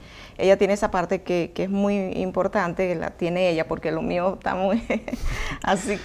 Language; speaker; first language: Spanish; native; Spanish